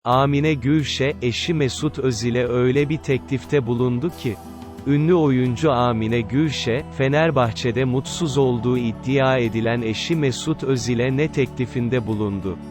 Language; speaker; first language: Turkish; native; Turkish